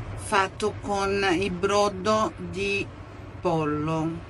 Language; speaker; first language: Italian; non-native, fluent; Portuguese